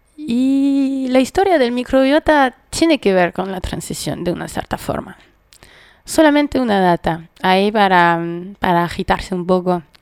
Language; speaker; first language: Spanish; non-native, fluent; French